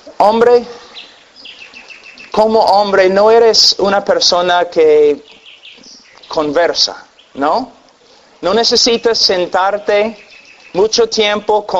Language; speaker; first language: Spanish; non-native, fluent; English